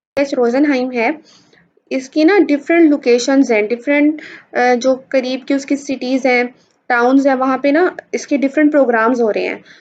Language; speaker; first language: Urdu; native; Urdu